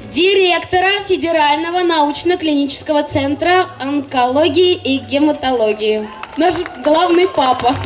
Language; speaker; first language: Russian; native; Russian